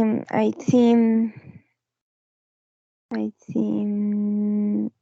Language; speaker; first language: English; non-native, learner; Spanish